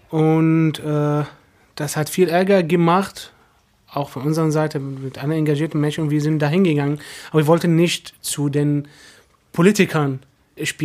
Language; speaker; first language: German; non-native, fluent; Arabic